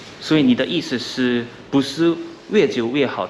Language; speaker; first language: Chinese; non-native, fluent; Korean